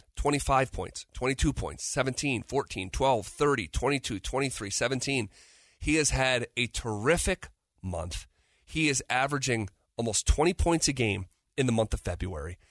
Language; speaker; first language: English; native; English